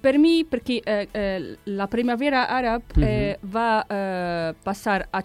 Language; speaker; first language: Catalan; non-native, fluent; Arabic